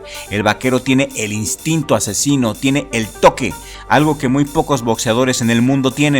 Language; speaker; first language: Spanish; native; Spanish